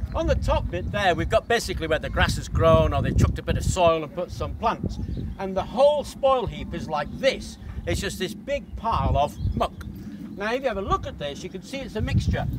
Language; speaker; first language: English; native; English